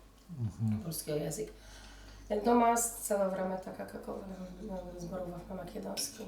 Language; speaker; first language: Macedonian; early bilingual, heritage; Polish